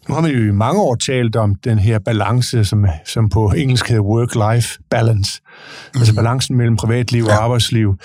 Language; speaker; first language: Danish; native; Danish